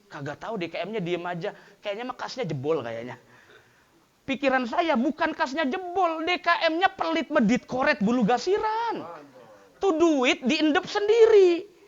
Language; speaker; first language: Indonesian; native; Indonesian